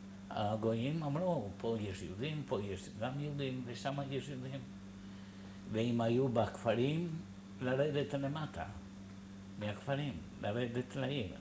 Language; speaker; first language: Hebrew; non-native, fluent; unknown